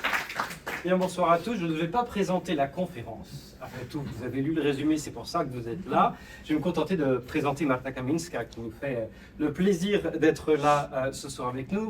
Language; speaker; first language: French; native; French